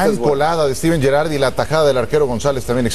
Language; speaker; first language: Spanish; native; Spanish